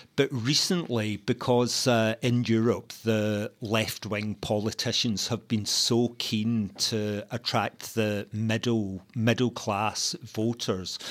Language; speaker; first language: English; native; English